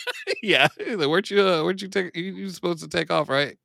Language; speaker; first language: English; native; English